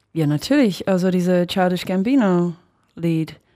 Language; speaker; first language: German; non-native, fluent; English